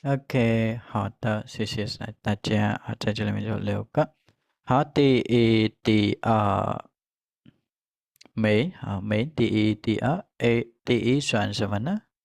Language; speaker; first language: Chinese; non-native, fluent; Khmer